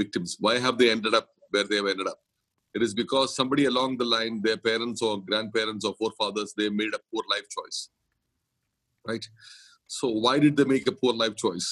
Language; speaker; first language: English; non-native, local second language; Malayalam